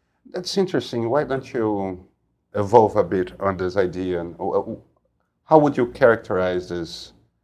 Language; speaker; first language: English; non-native, fluent; Portuguese